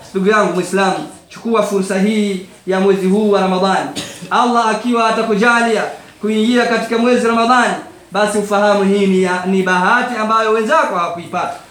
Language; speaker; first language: Swahili; native; Swahili